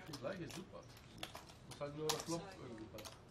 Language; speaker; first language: German; native; German